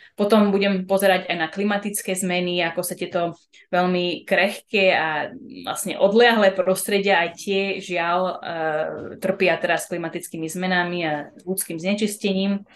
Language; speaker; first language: Slovak; early bilingual, heritage; Slovak